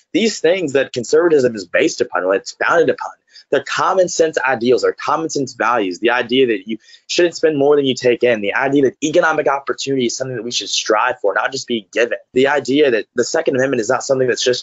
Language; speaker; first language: English; native; English